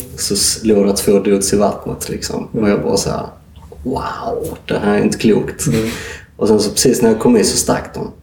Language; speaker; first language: Swedish; native; Swedish